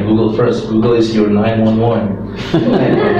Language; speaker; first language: English; non-native, fluent; Indonesian